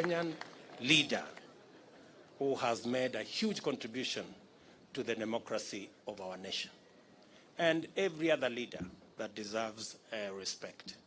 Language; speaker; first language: English; non-native, local second language; Kalenjin